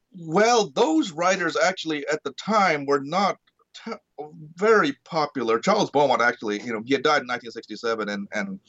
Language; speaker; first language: English; early bilingual, other home language; Marathi